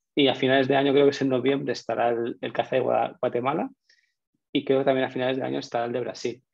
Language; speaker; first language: Spanish; native; Spanish